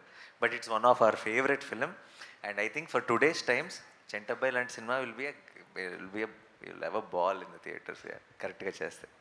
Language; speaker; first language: Telugu; native; Telugu